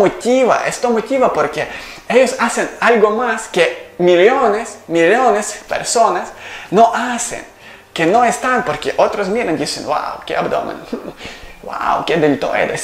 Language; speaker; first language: Spanish; non-native, learner; Ukrainian